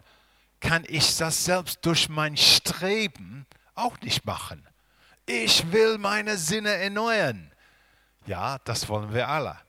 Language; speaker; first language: German; non-native, fluent; English